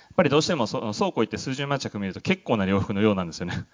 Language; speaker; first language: Japanese; native; Japanese